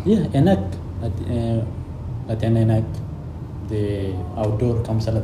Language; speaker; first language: Indonesian; non-native, fluent; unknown